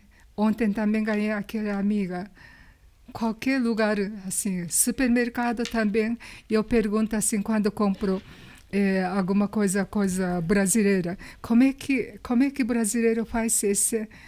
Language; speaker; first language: Portuguese; non-native, learner; Japanese